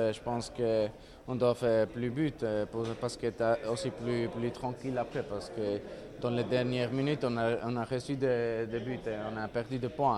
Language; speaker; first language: French; non-native, learner; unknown